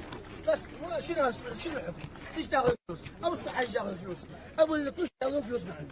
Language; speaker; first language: Arabic; native; Arabic